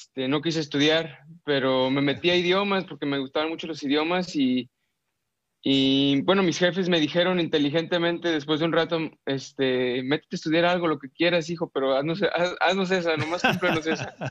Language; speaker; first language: Spanish; native; Spanish